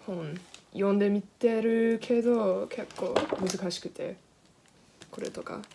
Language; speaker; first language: Japanese; non-native, learner; English